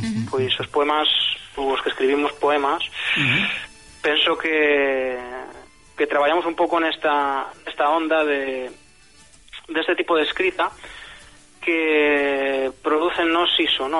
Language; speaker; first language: Galician; non-native, local second language; Spanish